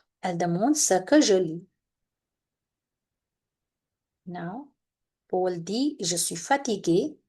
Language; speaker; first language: French; non-native, fluent; Hindi